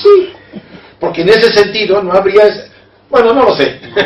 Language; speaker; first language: Spanish; native; Spanish